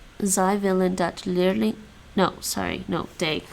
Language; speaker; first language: Dutch; non-native, learner; English